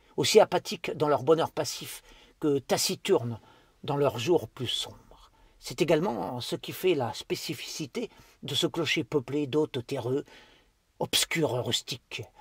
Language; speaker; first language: French; native; French